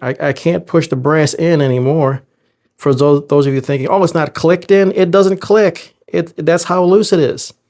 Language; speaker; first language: English; native; English